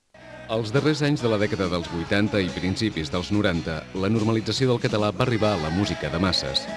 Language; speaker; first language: Catalan; native; Catalan